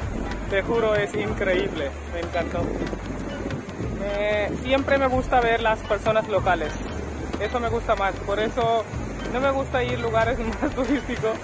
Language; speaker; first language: Spanish; non-native, learner; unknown